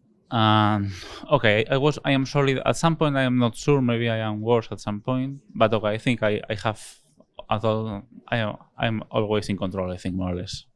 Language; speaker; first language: English; non-native, fluent; Spanish